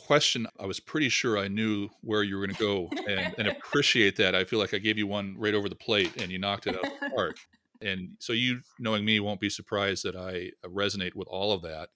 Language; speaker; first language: English; native; English